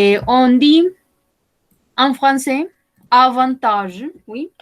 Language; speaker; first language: French; non-native, fluent; Spanish